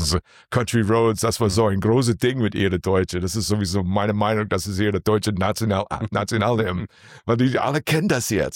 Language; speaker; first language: German; non-native, learner; English